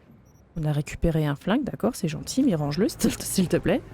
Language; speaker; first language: French; native; French